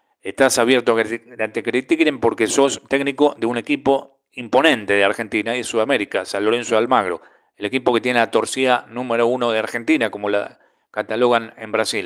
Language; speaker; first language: Spanish; native; Spanish